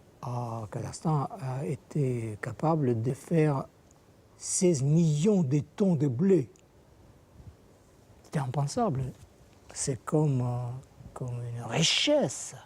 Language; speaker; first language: French; non-native, fluent; Russian